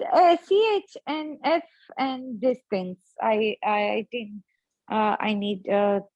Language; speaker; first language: English; non-native, learner; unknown